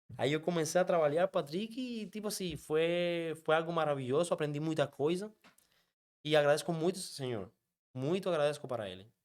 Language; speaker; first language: Portuguese; non-native, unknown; Spanish